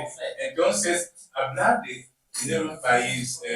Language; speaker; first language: Spanish; non-native, learner; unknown